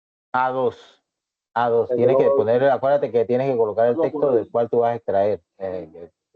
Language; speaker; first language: Spanish; native; Spanish